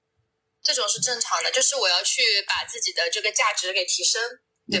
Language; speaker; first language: Chinese; native; Chinese